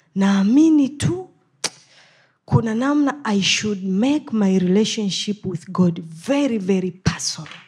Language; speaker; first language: English; non-native, local second language; Swahili